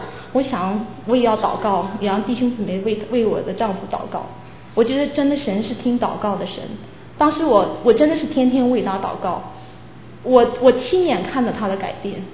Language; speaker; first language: Chinese; native; Chinese